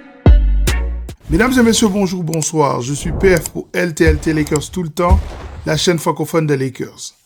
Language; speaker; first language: French; native; French